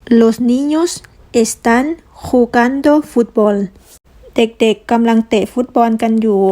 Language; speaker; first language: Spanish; non-native, fluent; Thai